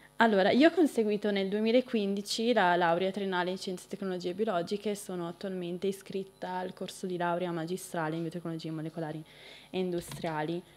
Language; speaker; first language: Italian; native; Italian